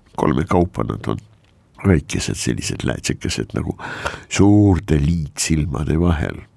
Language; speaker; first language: Estonian; non-native, local second language; Russian